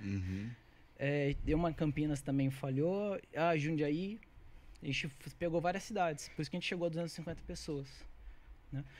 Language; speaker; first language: Portuguese; native; Portuguese